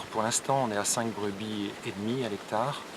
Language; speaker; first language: French; native; French